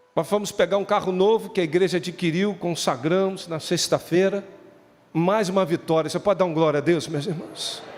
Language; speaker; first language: Portuguese; native; Portuguese